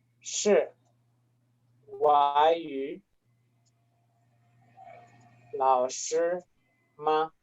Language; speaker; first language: Chinese; non-native, fluent; Spanish